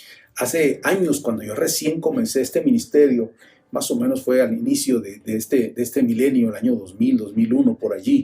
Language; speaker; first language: Spanish; native; Spanish